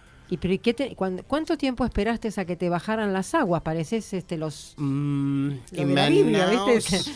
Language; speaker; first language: Spanish; native; Spanish